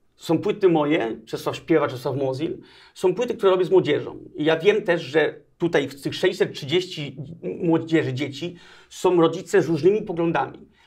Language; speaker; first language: Polish; early bilingual, other home language; Danish